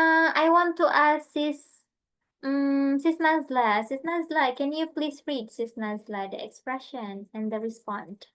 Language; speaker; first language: English; non-native, fluent; Indonesian